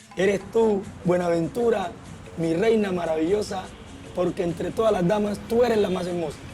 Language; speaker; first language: Spanish; native; Spanish